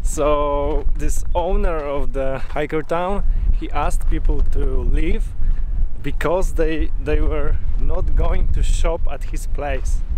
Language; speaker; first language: English; non-native, fluent; Polish